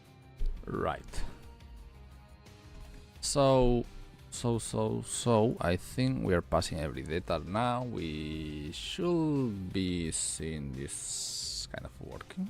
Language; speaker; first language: English; non-native, fluent; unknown